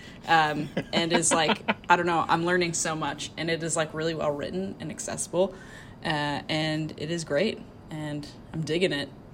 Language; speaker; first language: English; native; English